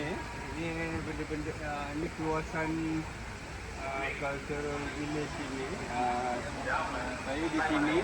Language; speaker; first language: Malay; native; Malay